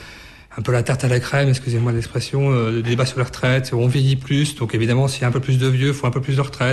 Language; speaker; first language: French; native; French